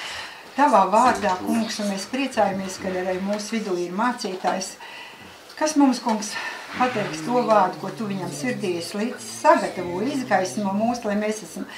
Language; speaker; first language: Latvian; native; Latvian